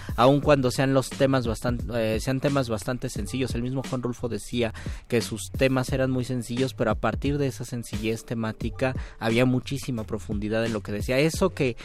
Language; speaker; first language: Spanish; native; Spanish